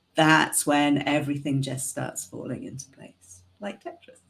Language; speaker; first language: English; native; English